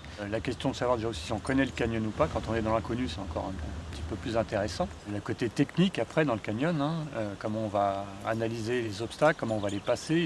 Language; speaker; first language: French; native; French